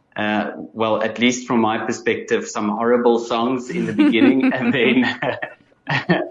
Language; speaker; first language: English; non-native, local second language; Afrikaans